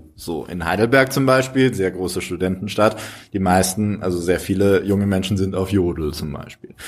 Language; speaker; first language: German; native; German